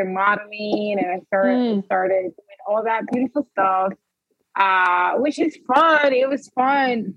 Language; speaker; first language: English; early bilingual, other home language; Spanish